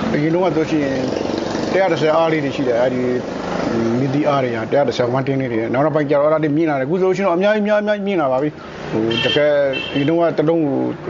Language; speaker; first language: Burmese; native; Burmese